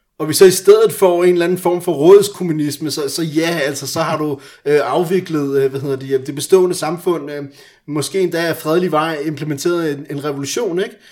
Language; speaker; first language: Danish; early bilingual, other home language; Persian